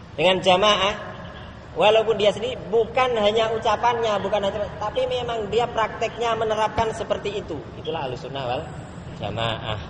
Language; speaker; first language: Indonesian; native; Indonesian